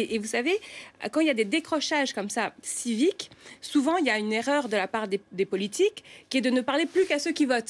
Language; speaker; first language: French; native; French